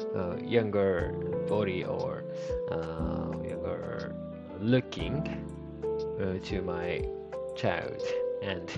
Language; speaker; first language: English; non-native, learner; Japanese